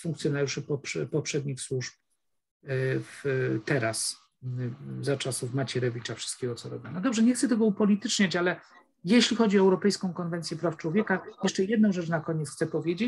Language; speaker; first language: Polish; native; Polish